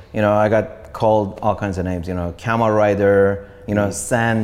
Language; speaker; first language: English; non-native, fluent; Persian